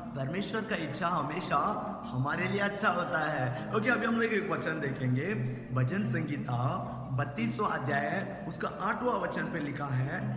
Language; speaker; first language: Hindi; non-native, local second language; Tamil